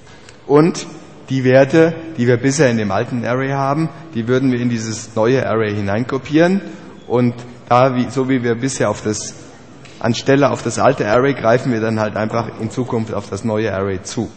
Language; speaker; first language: German; native; German